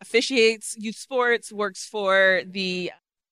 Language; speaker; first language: English; native; English